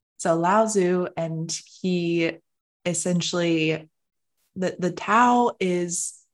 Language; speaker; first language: English; native; English